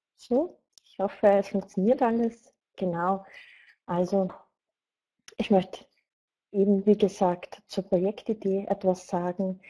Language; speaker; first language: German; native; German